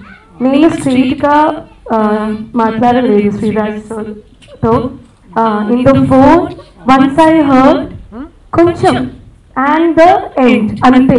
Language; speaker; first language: Telugu; non-native, learner; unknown